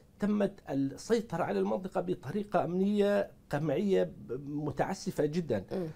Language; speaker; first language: Arabic; non-native, local second language; Kurdish